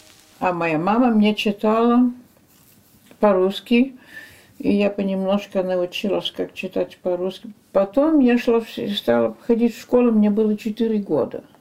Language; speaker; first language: Russian; early bilingual, heritage; French